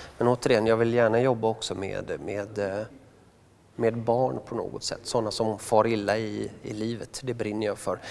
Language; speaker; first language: Swedish; early bilingual, other home language; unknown